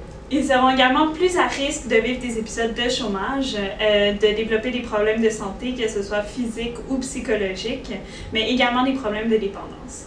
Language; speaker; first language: French; native; French